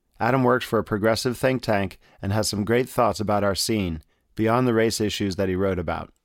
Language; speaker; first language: English; native; English